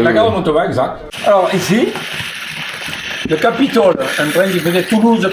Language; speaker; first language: French; native; French